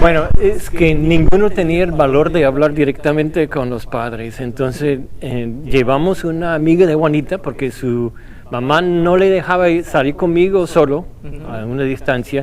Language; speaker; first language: Spanish; non-native, fluent; English